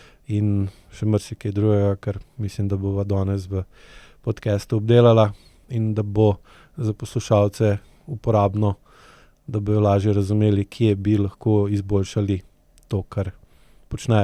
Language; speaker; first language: Slovenian; native; Slovenian